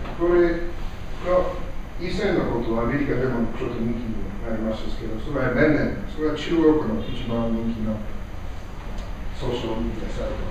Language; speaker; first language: Japanese; non-native, learner; English